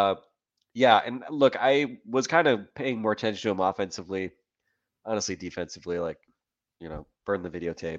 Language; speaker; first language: English; native; English